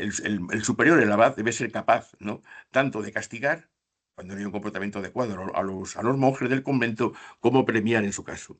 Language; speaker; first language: Spanish; native; Spanish